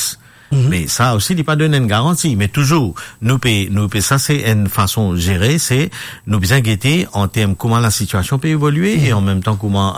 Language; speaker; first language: French; non-native, local second language; Morisyen